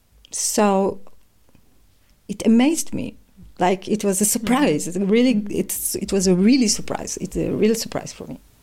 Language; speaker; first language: English; non-native, fluent; Hebrew